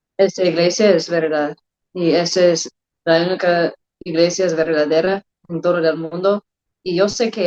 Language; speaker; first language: Spanish; non-native, learner; English